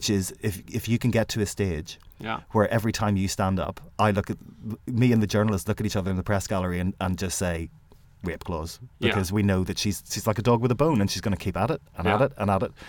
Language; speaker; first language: English; native; English